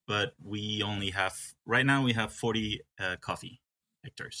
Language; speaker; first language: English; non-native, fluent; Spanish